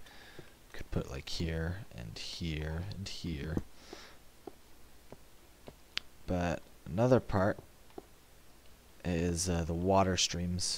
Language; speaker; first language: English; native; English